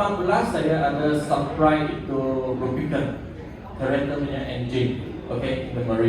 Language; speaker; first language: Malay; non-native, local second language; Chinese